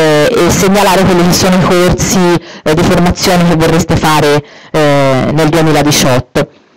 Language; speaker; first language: Italian; native; Italian